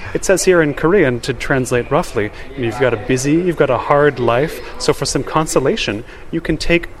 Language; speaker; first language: English; native; English